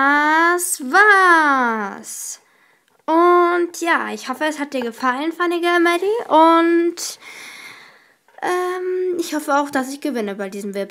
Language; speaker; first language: German; native; German